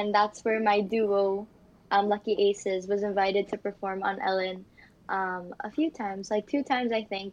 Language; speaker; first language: English; native; English